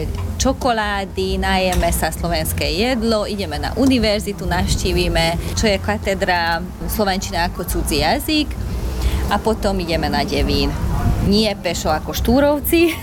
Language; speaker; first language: Slovak; non-native, local second language; Hungarian